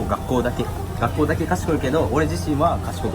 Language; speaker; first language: Japanese; native; Japanese